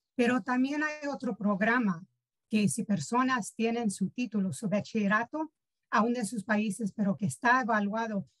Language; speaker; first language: Spanish; early bilingual, heritage; Spanish